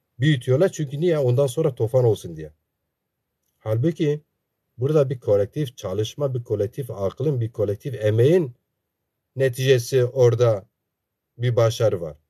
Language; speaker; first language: Turkish; non-native, local second language; Zaza